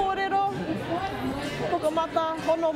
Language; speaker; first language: Māori; non-native, local second language; English